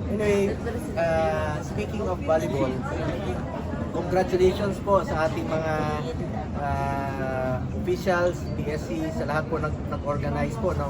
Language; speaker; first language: Filipino; native; Filipino